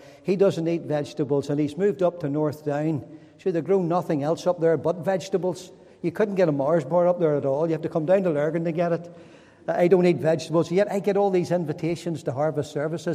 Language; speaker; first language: English; native; English